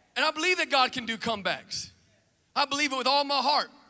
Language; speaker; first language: English; native; English